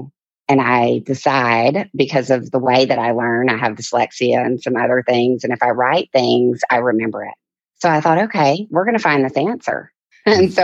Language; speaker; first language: English; native; English